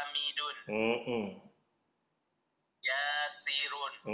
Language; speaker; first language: Arabic; non-native, learner; Indonesian